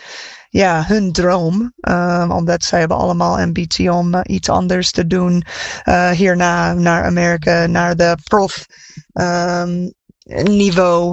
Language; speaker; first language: Dutch; non-native, fluent; English